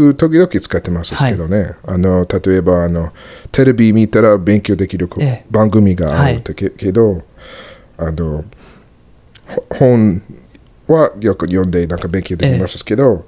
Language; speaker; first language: Japanese; non-native, learner; English